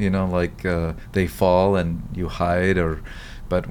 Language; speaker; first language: English; non-native, fluent; Arabic